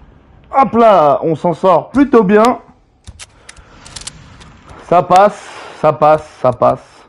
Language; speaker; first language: French; native; French